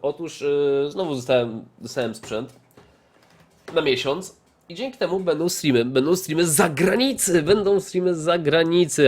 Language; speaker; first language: Polish; native; Polish